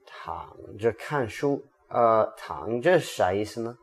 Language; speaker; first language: Chinese; non-native, learner; English